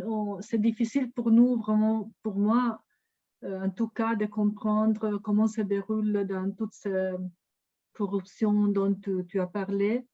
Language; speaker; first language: French; non-native, fluent; Italian